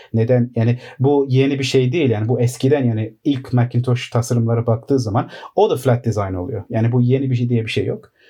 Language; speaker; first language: Turkish; early bilingual, heritage; Turkish